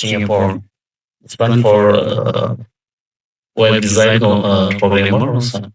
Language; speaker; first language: English; non-native, learner; Indonesian